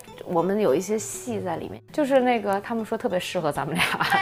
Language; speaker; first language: Chinese; native; Chinese